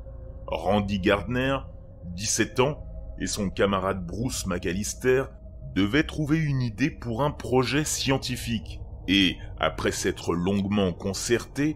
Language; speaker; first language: French; native; French